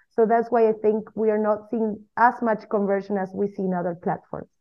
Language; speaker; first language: English; non-native, fluent; Spanish